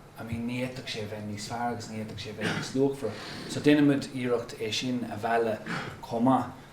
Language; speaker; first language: Irish; non-native, local second language; English